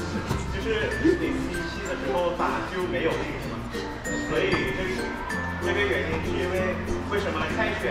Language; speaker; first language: Chinese; non-native, fluent; Thai